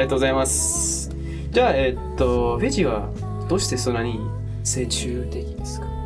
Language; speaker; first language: Japanese; non-native, learner; English